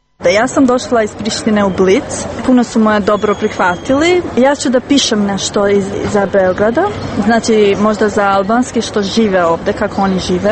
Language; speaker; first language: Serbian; non-native, learner; Albanian